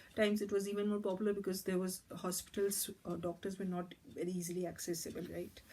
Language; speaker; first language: English; non-native, local second language; Bangla